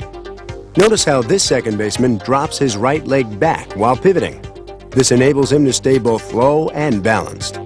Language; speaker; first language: English; native; English